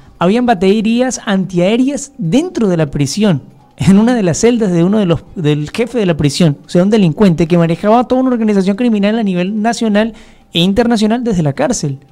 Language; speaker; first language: Spanish; native; Spanish